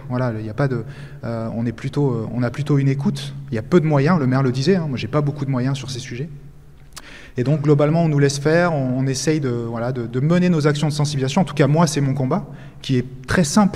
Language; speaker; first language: French; native; French